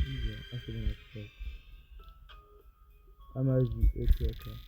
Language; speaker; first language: French; native; French